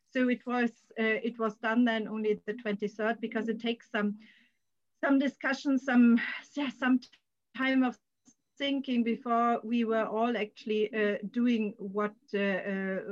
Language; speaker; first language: English; non-native, fluent; German